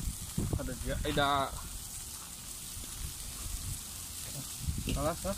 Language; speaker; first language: Arabic; non-native, learner; Indonesian